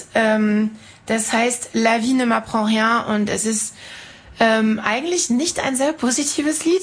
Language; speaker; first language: German; non-native, fluent; French